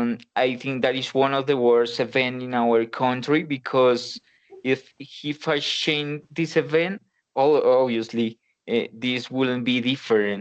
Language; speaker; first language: English; non-native, learner; Spanish